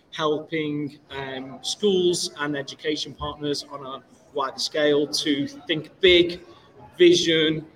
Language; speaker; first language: English; native; English